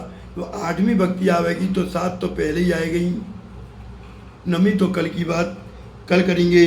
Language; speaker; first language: Hindi; native; Hindi